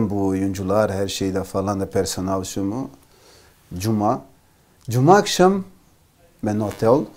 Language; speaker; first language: Turkish; non-native, learner; Portuguese